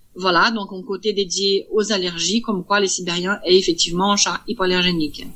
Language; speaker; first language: French; non-native, fluent; Portuguese